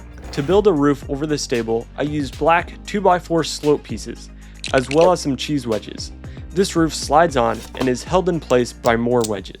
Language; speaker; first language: English; native; English